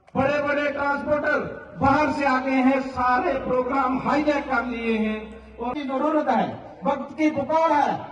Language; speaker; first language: Urdu; non-native, local second language; Gujari